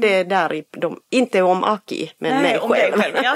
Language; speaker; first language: Swedish; non-native, fluent; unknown